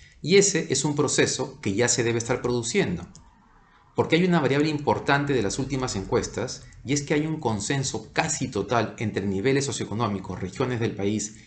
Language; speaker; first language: Spanish; native; Spanish